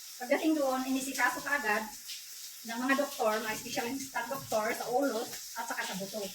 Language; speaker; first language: Filipino; non-native, local second language; Cebuano